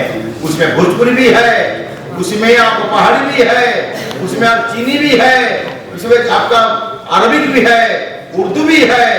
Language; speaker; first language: Hindi; non-native, local second language; Bangla